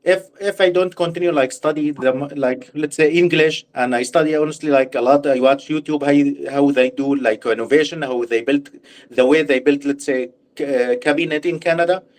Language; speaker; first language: English; non-native, learner; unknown